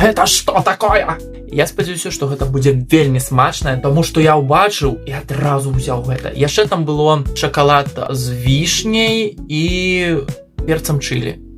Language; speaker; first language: Belarusian; non-native, local second language; Russian